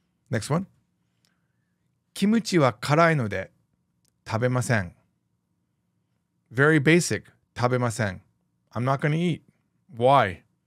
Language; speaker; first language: English; native; English